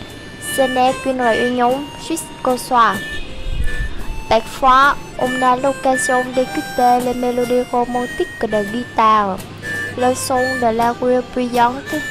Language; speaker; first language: French; non-native, local second language; Vietnamese